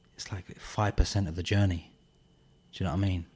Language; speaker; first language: English; native; English